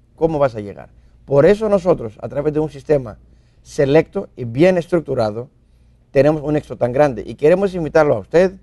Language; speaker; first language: Spanish; non-native, fluent; Greek